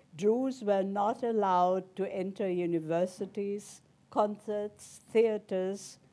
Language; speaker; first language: English; early bilingual, other home language; German